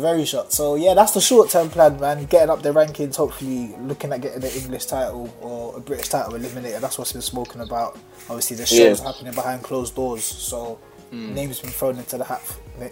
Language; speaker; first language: English; native; English